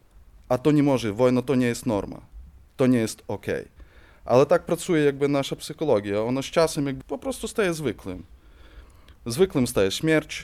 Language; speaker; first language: Polish; non-native, fluent; Ukrainian